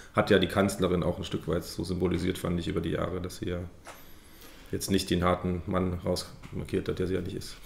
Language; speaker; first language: German; native; German